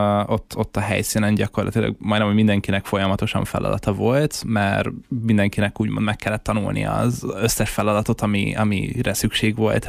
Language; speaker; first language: Hungarian; native; Hungarian